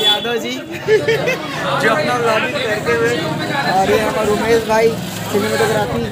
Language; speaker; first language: Hindi; non-native, local second language; Chhattisgarhi